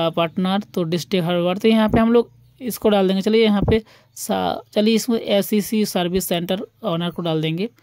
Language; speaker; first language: Hindi; non-native, local second language; Bangla